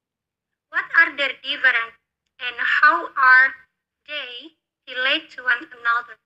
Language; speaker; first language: English; non-native, learner; Indonesian